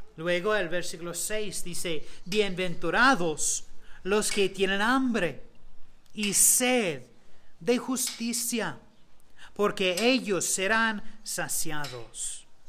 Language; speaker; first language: Spanish; non-native, fluent; English